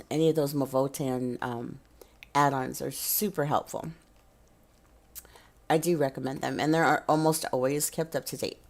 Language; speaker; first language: English; native; English